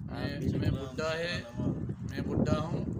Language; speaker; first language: Hindi; non-native, learner; Arabic